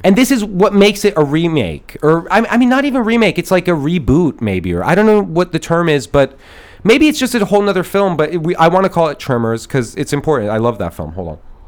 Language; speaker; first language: English; early bilingual, other home language; Persian